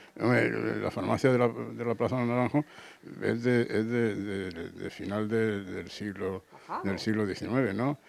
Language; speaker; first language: Spanish; native; Spanish